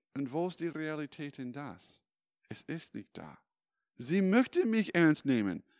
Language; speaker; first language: German; non-native, fluent; English